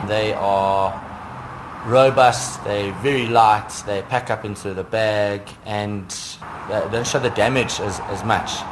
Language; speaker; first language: English; native; English